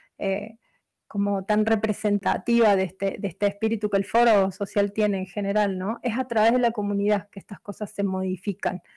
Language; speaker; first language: Spanish; native; Spanish